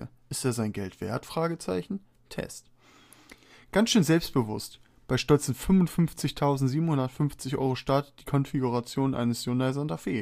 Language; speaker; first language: German; native; German